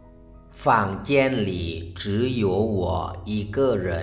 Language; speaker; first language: Chinese; non-native, fluent; Lao